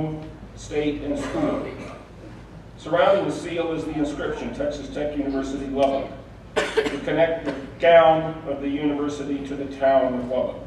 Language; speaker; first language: English; native; English